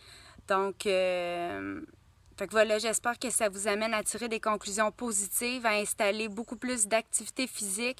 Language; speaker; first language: French; native; French